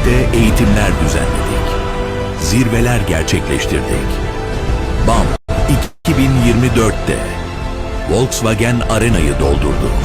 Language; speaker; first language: Turkish; native; Turkish